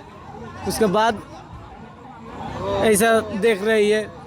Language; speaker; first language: Hindi; non-native, local second language; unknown